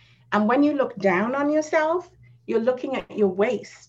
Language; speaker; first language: English; native; English